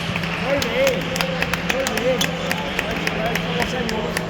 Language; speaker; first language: Spanish; non-native, local second language; Catalan